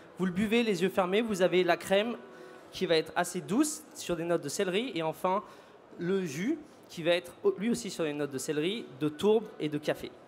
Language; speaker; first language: French; native; French